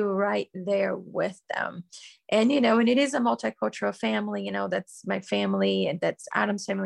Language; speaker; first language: English; non-native, fluent; Portuguese